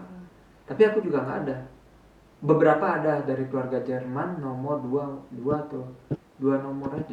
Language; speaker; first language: Indonesian; early bilingual, heritage; Indonesian